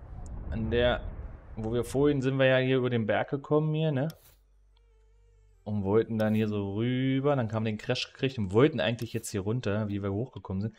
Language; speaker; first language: German; native; German